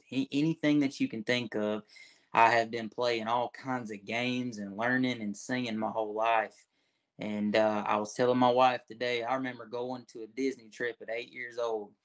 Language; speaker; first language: English; native; English